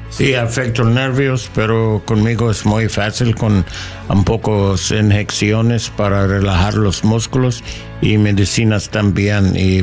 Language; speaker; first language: Spanish; non-native, learner; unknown